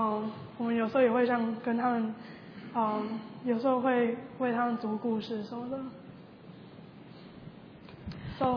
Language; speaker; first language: Chinese; early bilingual, heritage; Chinese